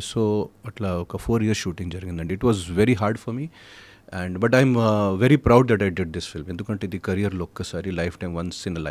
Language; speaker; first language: Telugu; non-native, fluent; Hindi